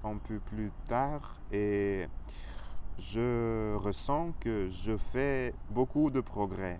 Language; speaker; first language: French; non-native, learner; Russian